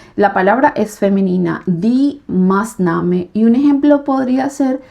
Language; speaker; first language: German; non-native, fluent; Spanish